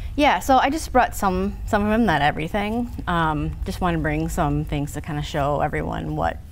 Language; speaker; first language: English; native; English